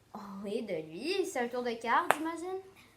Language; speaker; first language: French; native; French